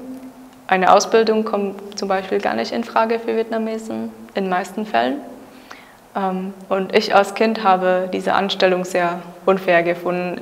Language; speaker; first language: German; non-native, fluent; Czech